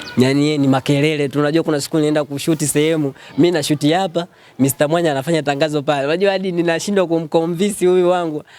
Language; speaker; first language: Swahili; native; Swahili